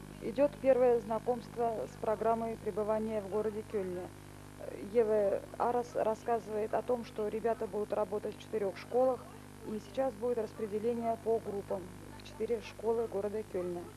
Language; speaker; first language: Russian; native; Russian